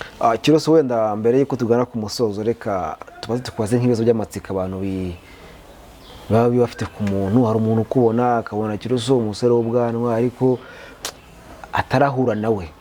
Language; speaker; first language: Kinyarwanda; native; Kinyarwanda